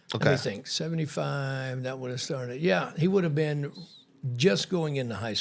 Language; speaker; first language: English; native; English